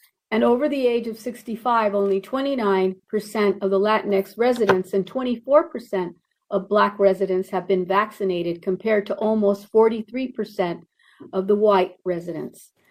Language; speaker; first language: English; early bilingual, other home language; Spanish